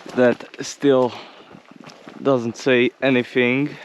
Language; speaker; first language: English; non-native, fluent; Slovak